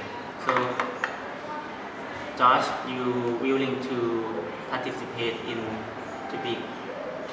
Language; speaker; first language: English; non-native, learner; Thai